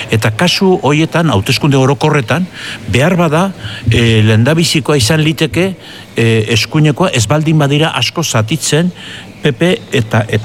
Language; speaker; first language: Basque; native; Basque